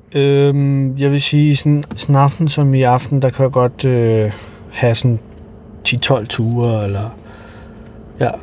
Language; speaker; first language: Danish; early bilingual, other home language; Albanian